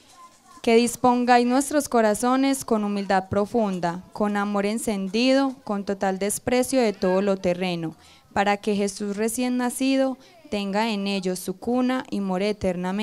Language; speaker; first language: Spanish; native; Spanish